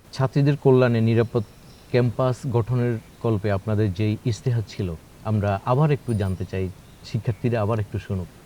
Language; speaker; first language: Bangla; native; Bangla